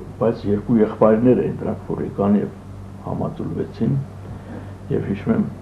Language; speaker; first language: Armenian; early bilingual, other home language; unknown